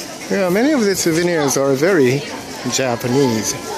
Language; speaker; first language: English; non-native, fluent; Japanese